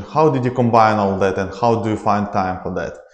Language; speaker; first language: English; non-native, learner; Ukrainian